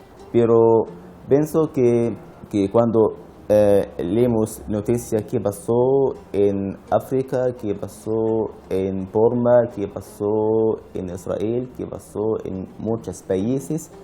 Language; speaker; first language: Spanish; non-native, learner; Arabic